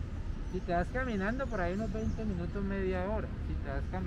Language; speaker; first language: Spanish; native; Spanish